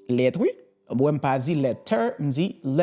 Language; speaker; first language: French; non-native, learner; Haitian Creole